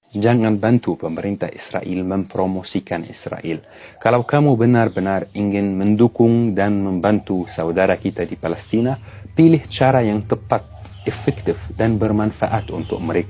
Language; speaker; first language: Indonesian; non-native, fluent; Arabic